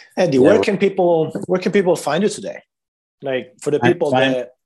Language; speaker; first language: English; non-native, fluent; Italian